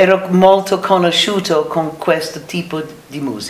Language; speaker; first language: Italian; non-native, learner; English